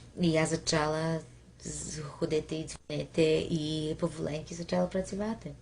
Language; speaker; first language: Ukrainian; early bilingual, heritage; Ukrainian